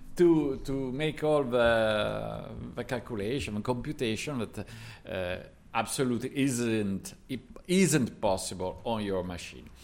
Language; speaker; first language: English; non-native, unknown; Italian